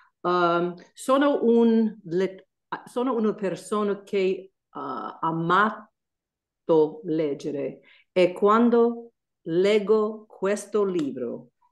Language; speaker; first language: Italian; non-native, learner; English